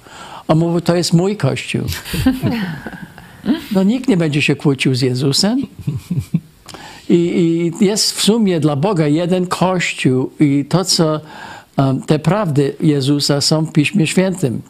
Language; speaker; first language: Polish; early bilingual, heritage; Polish